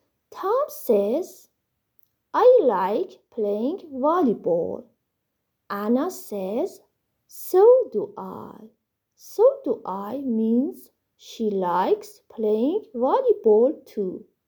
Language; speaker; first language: English; non-native, fluent; Persian